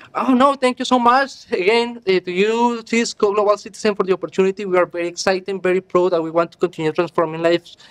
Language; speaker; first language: English; non-native, learner; Spanish